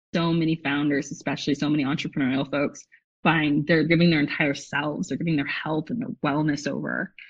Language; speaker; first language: English; native; English